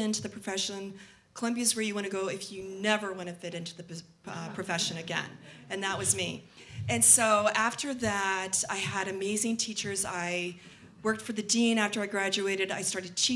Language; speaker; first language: English; native; English